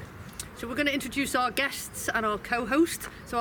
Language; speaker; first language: English; native; English